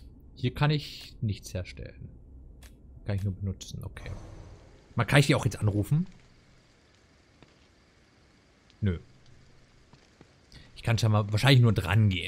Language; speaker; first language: German; native; German